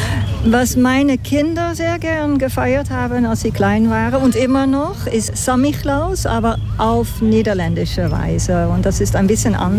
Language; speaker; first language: German; non-native, fluent; Dutch